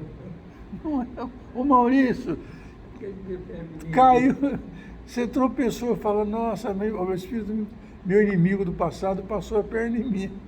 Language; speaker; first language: Portuguese; native; Portuguese